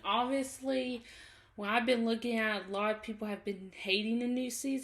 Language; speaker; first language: English; native; English